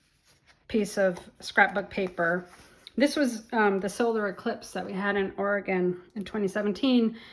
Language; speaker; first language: English; native; English